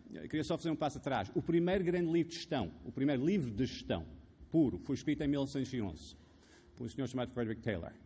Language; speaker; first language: Portuguese; non-native, fluent; Arabic